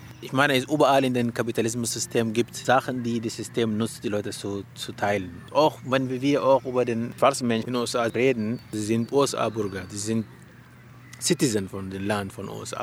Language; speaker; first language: German; non-native, learner; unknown